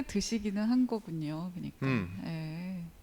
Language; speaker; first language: Korean; native; Korean